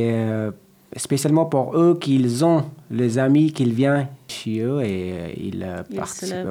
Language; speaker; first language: French; non-native, learner; Persian